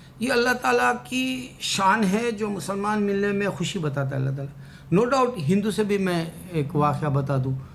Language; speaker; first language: Urdu; native; Urdu